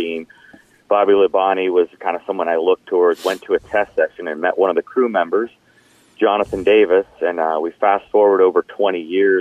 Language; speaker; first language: English; native; English